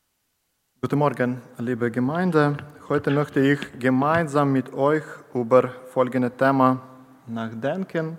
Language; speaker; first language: German; non-native, learner; Ukrainian